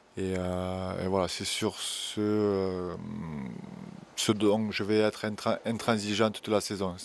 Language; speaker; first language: French; native; French